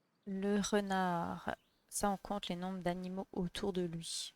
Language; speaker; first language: French; native; French